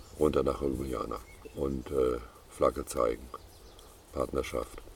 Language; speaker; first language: German; native; German